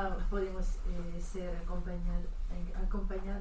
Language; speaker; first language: Spanish; non-native, learner; French